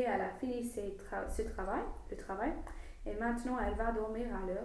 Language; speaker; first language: French; non-native, learner; English